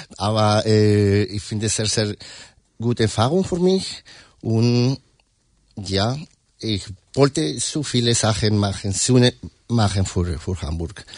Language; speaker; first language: German; non-native, learner; Spanish